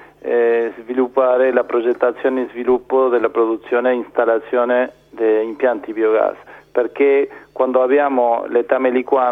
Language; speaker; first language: Italian; non-native, fluent; Spanish